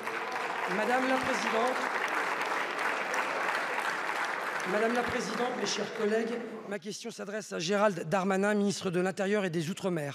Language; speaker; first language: French; native; French